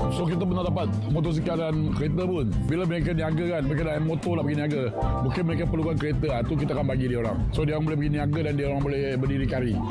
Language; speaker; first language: Malay; non-native, local second language; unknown